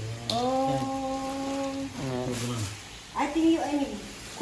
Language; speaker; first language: English; non-native, learner; Indonesian